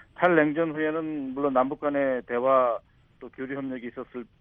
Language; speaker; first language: Korean; native; Korean